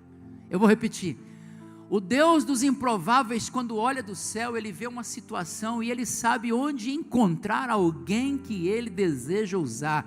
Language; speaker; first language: Portuguese; native; Portuguese